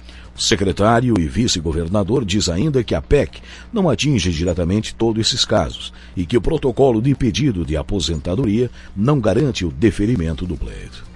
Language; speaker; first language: Portuguese; native; Portuguese